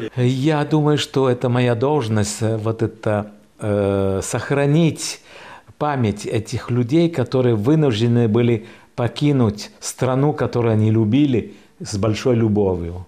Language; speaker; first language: Russian; early bilingual, heritage; French